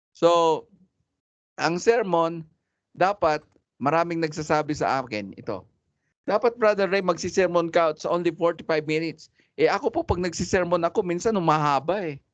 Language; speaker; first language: Filipino; non-native, local second language; Cebuano